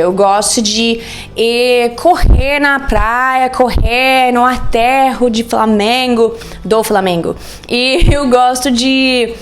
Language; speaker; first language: Portuguese; non-native, learner; English